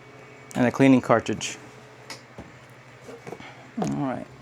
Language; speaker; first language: English; native; English